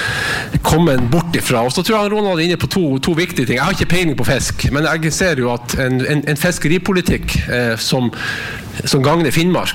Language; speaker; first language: Norwegian; native; Norwegian